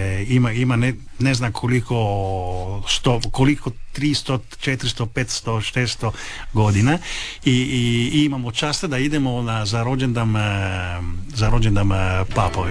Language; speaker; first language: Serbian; early bilingual, heritage; Italian